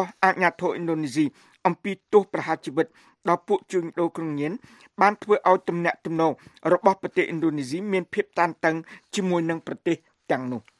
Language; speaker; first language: Khmer; native; Khmer